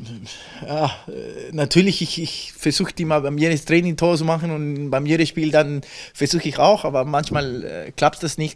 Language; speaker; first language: German; non-native, fluent; Spanish